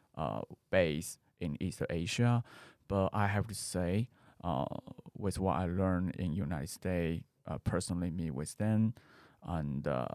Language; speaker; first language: English; non-native, fluent; Chinese